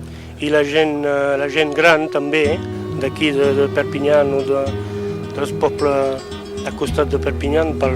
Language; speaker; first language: Catalan; non-native, fluent; French